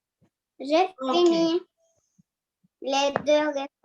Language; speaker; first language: French; non-native, learner; Arabic